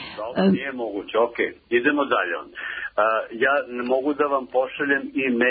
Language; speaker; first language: Serbian; native; Serbian